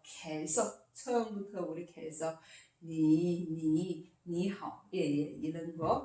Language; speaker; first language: Korean; non-native, learner; Chinese